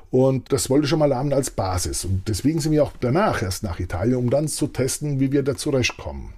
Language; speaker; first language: German; early bilingual, other home language; Italian